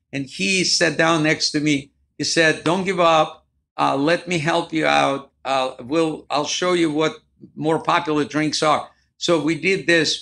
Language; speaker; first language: English; non-native, fluent; Ukrainian